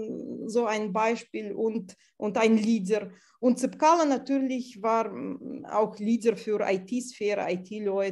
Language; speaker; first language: German; non-native, fluent; Russian